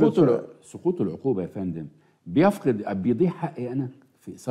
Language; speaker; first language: Arabic; native; Arabic